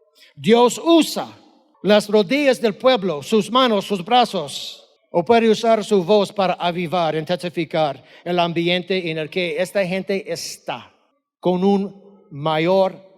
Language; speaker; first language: Spanish; non-native, fluent; English